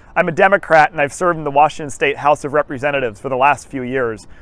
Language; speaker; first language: English; early bilingual, other home language; Spanish